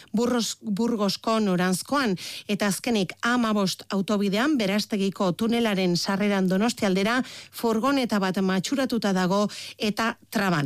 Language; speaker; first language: Basque; native; Basque